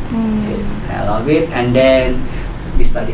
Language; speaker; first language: English; non-native, learner; Indonesian